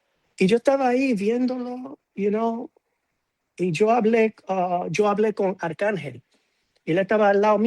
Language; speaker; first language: Spanish; non-native, fluent; English